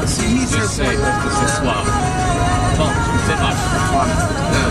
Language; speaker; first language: French; non-native, learner; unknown